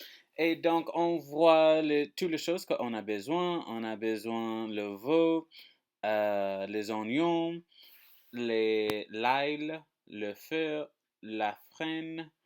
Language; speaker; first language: French; non-native, learner; English